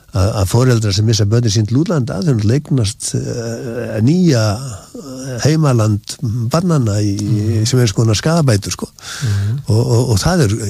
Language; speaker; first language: Icelandic; native; Icelandic